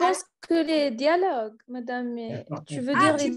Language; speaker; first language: French; non-native, learner; Arabic